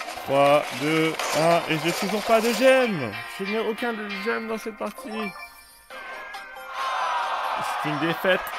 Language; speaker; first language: French; native; French